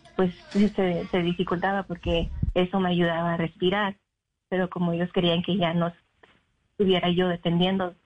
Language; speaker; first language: Spanish; early bilingual, heritage; Spanish